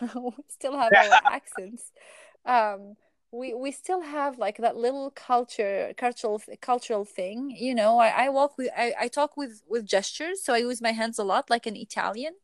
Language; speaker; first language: English; non-native, fluent; Arabic